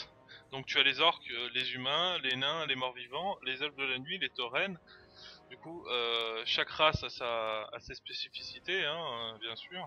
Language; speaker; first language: French; native; French